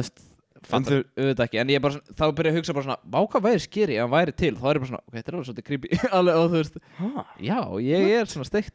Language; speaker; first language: Icelandic; native; Icelandic